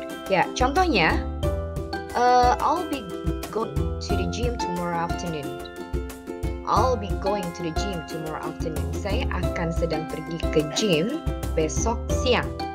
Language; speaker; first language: English; non-native, fluent; Indonesian